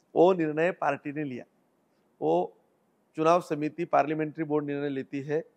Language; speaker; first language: Hindi; non-native, local second language; Marathi